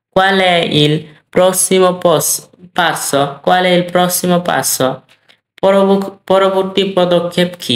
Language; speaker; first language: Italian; non-native, fluent; Bangla